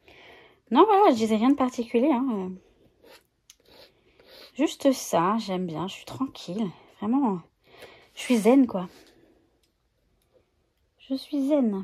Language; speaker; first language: French; native; French